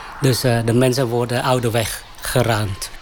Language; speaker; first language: Dutch; non-native, fluent; Khmer